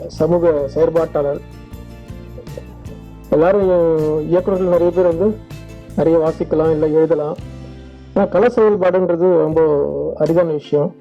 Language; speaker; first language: Tamil; native; Tamil